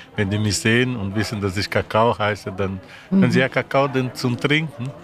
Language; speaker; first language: German; non-native, fluent; Portuguese